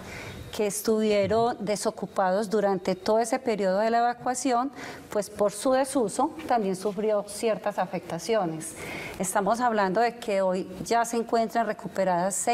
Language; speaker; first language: Spanish; native; Spanish